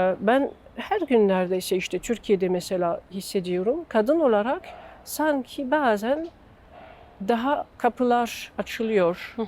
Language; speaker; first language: Turkish; non-native, fluent; French